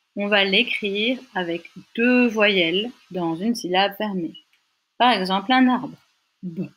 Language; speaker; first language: French; native; French